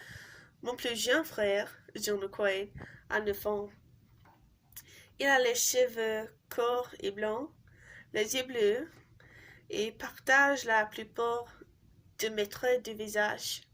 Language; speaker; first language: French; non-native, learner; English